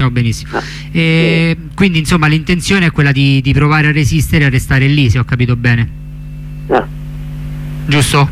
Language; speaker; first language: Italian; native; Italian